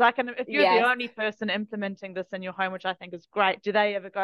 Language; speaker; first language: English; native; English